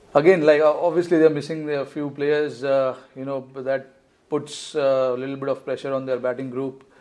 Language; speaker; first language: English; non-native, local second language; Marathi